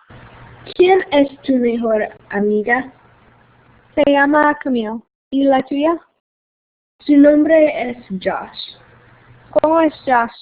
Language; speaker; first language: Spanish; non-native, learner; English